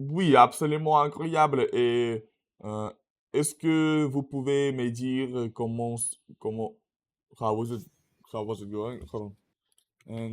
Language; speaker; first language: French; non-native, learner; Russian